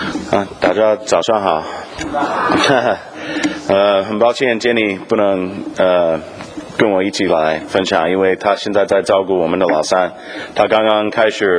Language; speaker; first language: Chinese; non-native, fluent; English